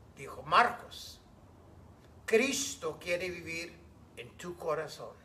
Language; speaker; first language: Spanish; non-native, fluent; English